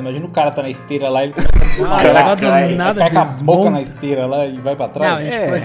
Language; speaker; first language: Portuguese; native; Portuguese